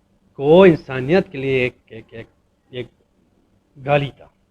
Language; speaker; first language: Hindi; non-native, fluent; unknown